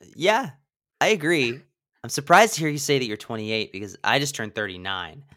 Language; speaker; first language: English; native; English